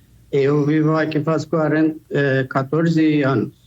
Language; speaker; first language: Portuguese; non-native, fluent; Persian